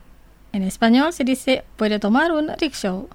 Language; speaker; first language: Spanish; non-native, fluent; Indonesian